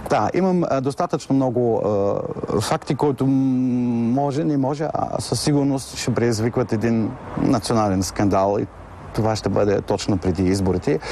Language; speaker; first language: Bulgarian; non-native, fluent; German